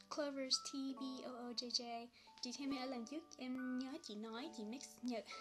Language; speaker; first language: Vietnamese; early bilingual, heritage; Vietnamese